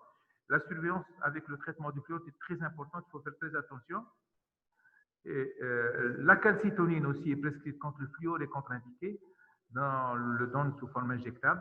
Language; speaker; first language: French; non-native, local second language; Arabic